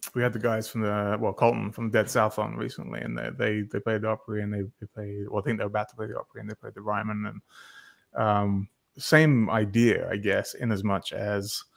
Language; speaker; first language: English; native; English